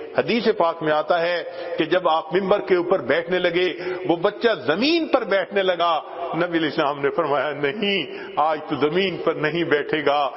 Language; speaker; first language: Urdu; non-native, local second language; Punjabi